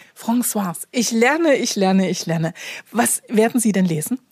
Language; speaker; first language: German; native; German